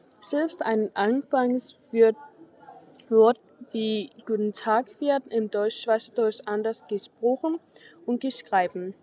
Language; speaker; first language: German; non-native, learner; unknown